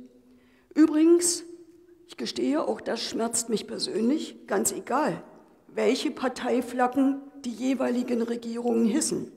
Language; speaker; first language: German; native; German